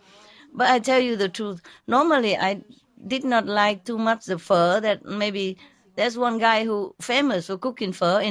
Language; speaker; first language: English; non-native, fluent; Vietnamese